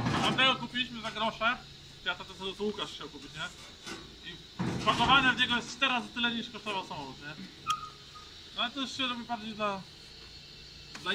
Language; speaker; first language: Polish; native; Polish